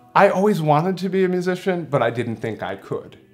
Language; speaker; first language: English; native; English